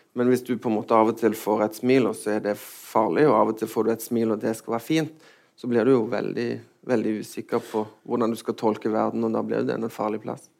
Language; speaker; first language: Norwegian; native; Norwegian